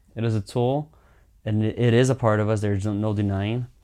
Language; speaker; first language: English; early bilingual, heritage; Finnish